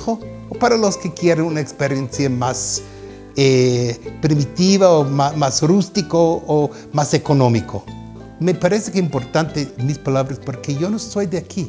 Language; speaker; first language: Spanish; non-native, fluent; English